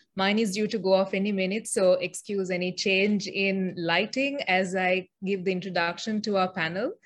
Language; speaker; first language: English; non-native, local second language; Sinhala